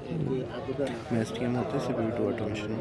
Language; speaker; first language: Hindi; non-native, local second language; Malayalam